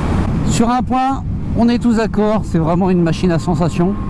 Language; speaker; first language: French; native; French